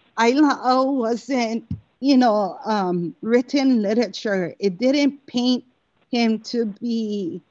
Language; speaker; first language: English; native; English